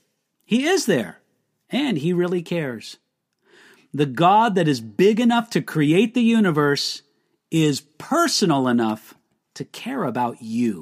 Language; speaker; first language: English; native; English